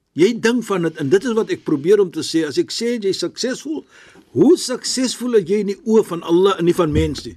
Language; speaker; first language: Afrikaans; non-native, fluent; Arabic